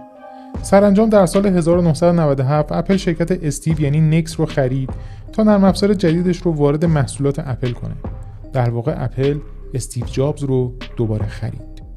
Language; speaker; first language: Persian; native; Persian